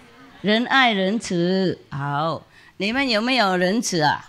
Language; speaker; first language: Chinese; non-native, fluent; Vietnamese